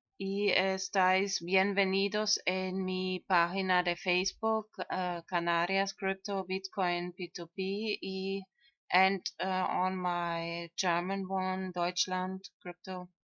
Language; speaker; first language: Spanish; non-native, fluent; German